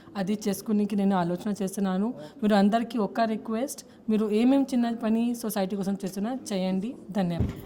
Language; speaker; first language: Telugu; non-native, local second language; Hindi